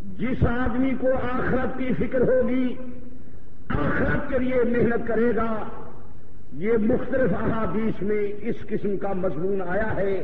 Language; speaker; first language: Urdu; non-native, local second language; Saraiki